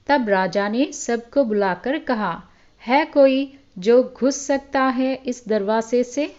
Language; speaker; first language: Hindi; non-native, local second language; Malayalam